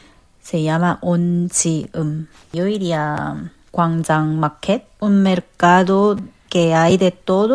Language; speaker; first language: Spanish; non-native, learner; Korean